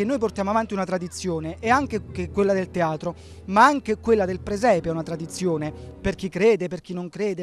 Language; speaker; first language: Italian; native; Italian